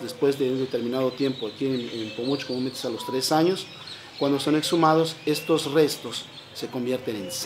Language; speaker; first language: Spanish; native; Spanish